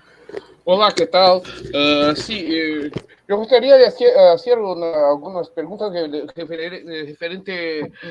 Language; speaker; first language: Spanish; non-native, learner; Portuguese